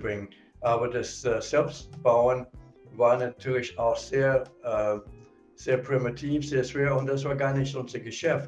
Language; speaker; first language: German; non-native, fluent; English